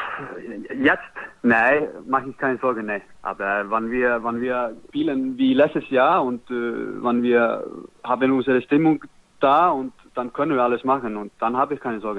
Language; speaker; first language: German; non-native, learner; Icelandic